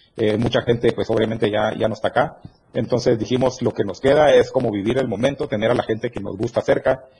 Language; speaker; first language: Spanish; native; Spanish